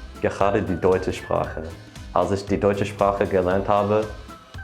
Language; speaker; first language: German; non-native, fluent; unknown